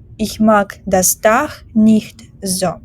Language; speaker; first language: German; non-native, fluent; Ukrainian